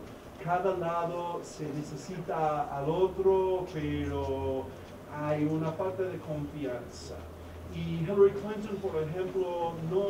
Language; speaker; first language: Spanish; non-native, fluent; English